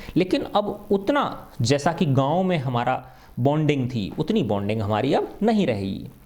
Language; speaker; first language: Hindi; native; Hindi